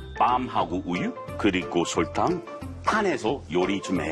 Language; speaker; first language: Korean; non-native, fluent; English